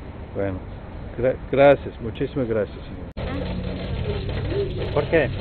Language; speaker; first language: Spanish; early bilingual, heritage; Spanish